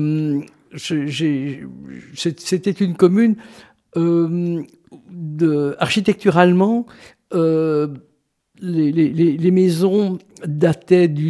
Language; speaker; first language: French; native; French